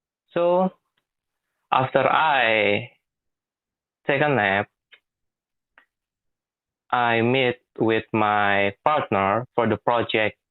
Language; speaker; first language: English; non-native, learner; Indonesian